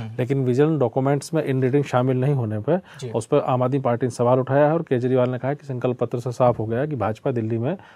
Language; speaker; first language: Hindi; native; Hindi